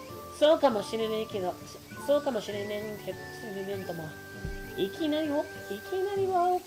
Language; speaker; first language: Japanese; native; Japanese